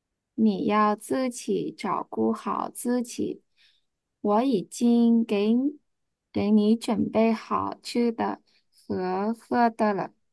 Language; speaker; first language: Chinese; non-native, learner; Vietnamese